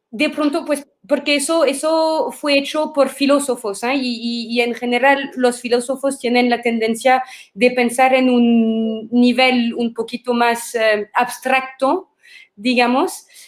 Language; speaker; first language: Spanish; non-native, fluent; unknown